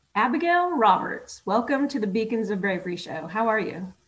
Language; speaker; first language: English; native; English